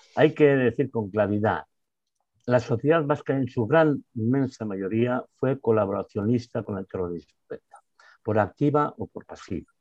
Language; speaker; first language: Spanish; non-native, local second language; Basque